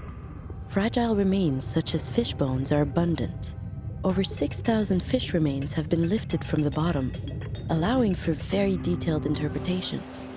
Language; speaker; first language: English; native; English